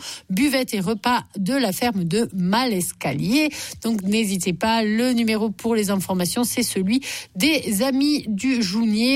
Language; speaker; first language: French; native; French